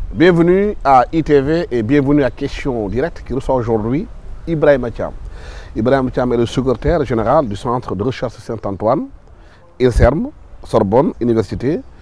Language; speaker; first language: French; non-native, local second language; Wolof